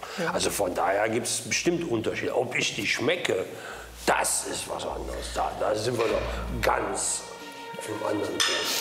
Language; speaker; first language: German; native; German